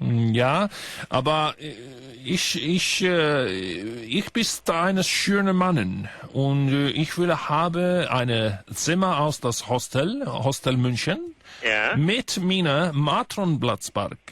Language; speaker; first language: German; non-native, learner; Icelandic